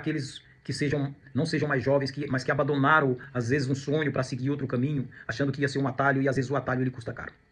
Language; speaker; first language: Portuguese; native; Portuguese